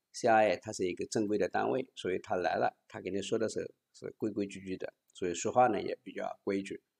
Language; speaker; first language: Chinese; native; Chinese